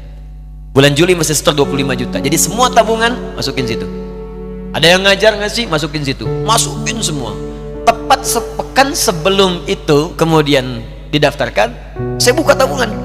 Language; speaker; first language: Indonesian; native; Indonesian